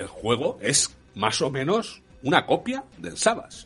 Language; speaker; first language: Spanish; native; Spanish